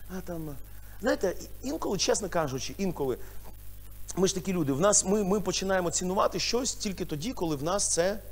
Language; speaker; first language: Ukrainian; non-native, local second language; Russian